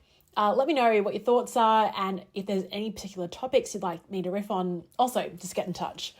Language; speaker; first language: English; native; English